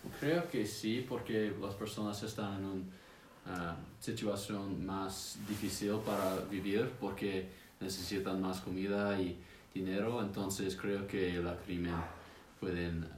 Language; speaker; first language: Spanish; non-native, learner; English